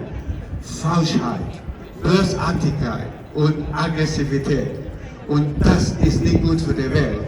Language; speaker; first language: German; non-native, fluent; Cantonese